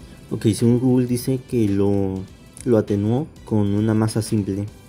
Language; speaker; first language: Spanish; native; Spanish